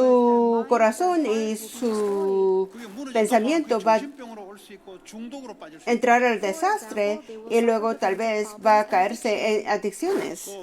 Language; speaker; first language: Spanish; non-native, fluent; Korean